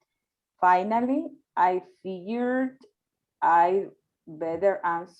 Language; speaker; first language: English; non-native, learner; Spanish